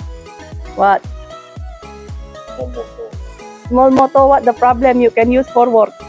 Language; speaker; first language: English; non-native, local second language; Filipino